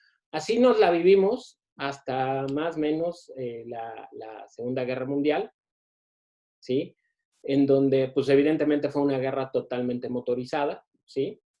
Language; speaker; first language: Spanish; native; Spanish